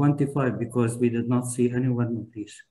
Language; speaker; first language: English; non-native, fluent; Turkish